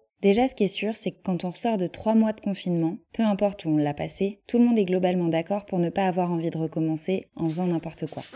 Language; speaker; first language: French; native; French